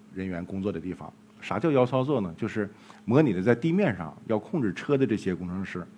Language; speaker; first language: Chinese; native; Chinese